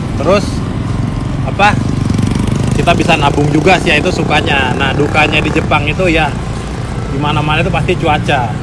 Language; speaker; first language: Indonesian; native; Indonesian